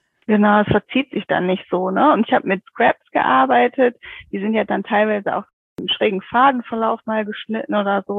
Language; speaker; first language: German; native; German